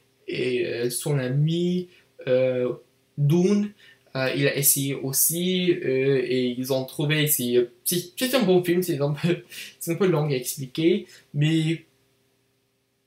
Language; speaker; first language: French; non-native, learner; English